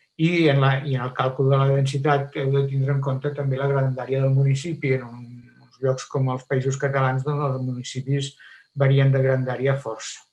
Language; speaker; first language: Catalan; native; Catalan